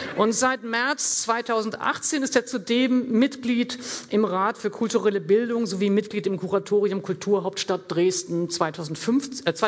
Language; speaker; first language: German; native; German